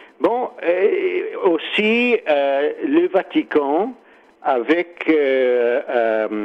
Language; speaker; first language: French; non-native, learner; English